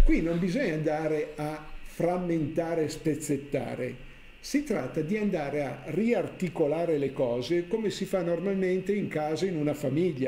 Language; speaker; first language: Italian; native; Italian